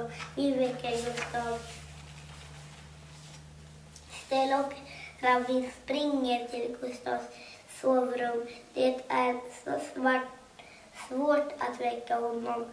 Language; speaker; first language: Swedish; early bilingual, other home language; Kurdish